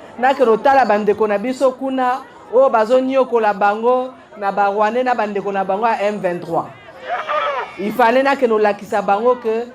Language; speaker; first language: Lingala; non-native, local second language; Kongo